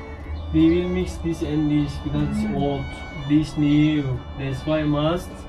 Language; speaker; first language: English; non-native, learner; Turkish